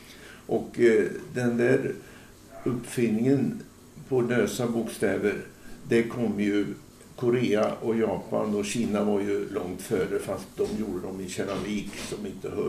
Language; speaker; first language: Swedish; native; Swedish